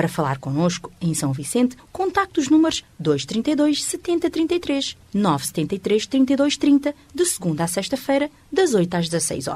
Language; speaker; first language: Portuguese; non-native, local second language; Kabuverdianu